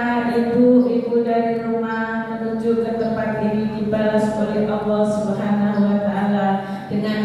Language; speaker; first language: Indonesian; native; Indonesian